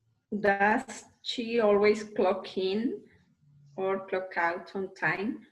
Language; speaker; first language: English; non-native, learner; Spanish